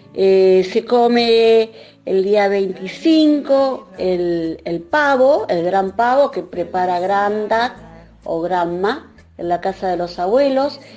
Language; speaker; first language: Spanish; native; Spanish